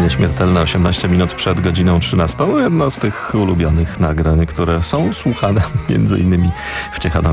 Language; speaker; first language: Polish; native; Polish